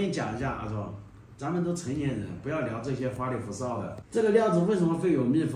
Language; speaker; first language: Chinese; native; Chinese